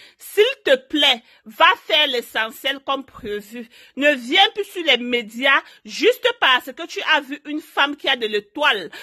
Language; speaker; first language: French; non-native, local second language; Haitian Creole